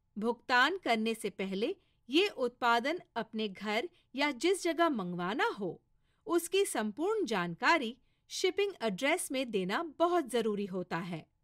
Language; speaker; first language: Hindi; non-native, local second language; Marathi